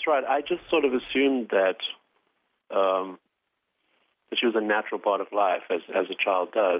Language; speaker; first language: English; native; English